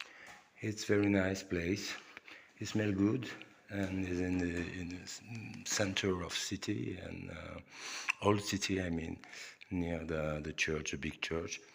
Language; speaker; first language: English; non-native, learner; French